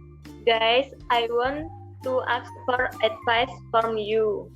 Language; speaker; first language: English; non-native, learner; Indonesian